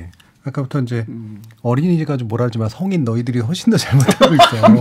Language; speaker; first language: Korean; native; Korean